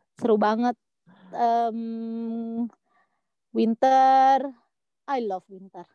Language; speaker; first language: Indonesian; native; Indonesian